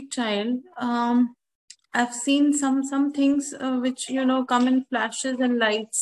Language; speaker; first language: English; non-native, local second language; Hindi